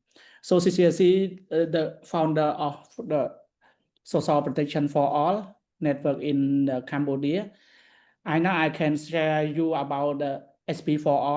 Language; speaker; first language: English; non-native, learner; Khmer